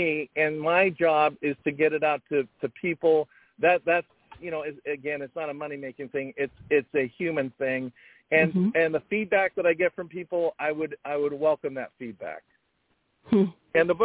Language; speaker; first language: English; native; English